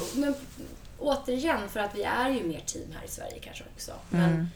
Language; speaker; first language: Swedish; native; Swedish